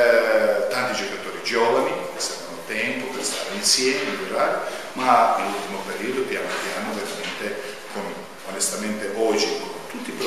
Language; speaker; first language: Italian; non-native, fluent; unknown